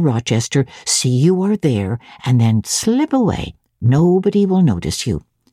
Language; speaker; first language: English; native; English